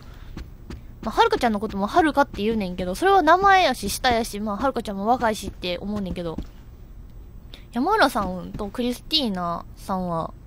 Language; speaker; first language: Japanese; native; Japanese